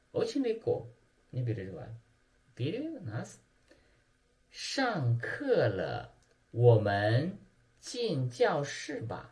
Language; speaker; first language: Russian; non-native, learner; Chinese